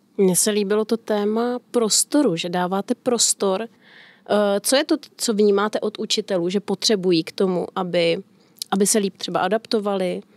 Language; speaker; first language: Czech; native; Czech